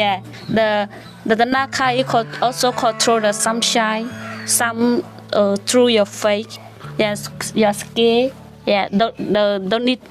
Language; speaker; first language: English; non-native, learner; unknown